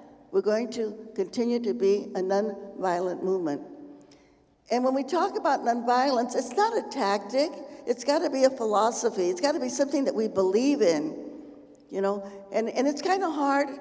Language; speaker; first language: English; early bilingual, other home language; Spanish